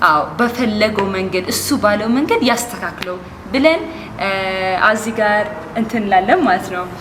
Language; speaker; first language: Amharic; early bilingual, heritage; Amharic